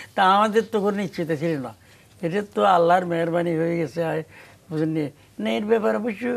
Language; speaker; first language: Bangla; native; Bangla